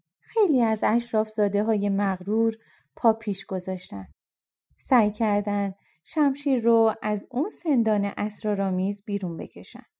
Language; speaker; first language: Persian; native; Persian